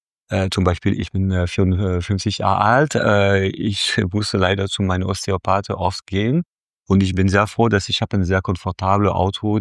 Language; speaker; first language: German; non-native, fluent; French